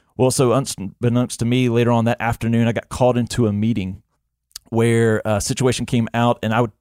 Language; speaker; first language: English; native; English